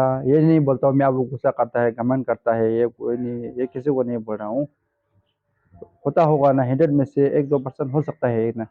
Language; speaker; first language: Hindi; non-native, fluent; Tibetan